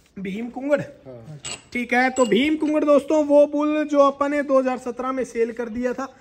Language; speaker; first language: Hindi; native; Hindi